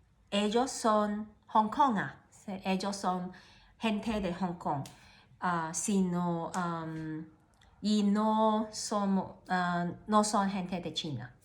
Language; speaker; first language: Spanish; non-native, learner; Cantonese